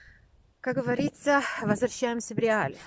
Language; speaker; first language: Russian; native; Russian